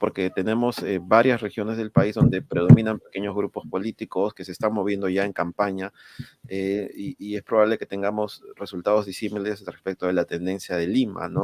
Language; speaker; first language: Spanish; native; Spanish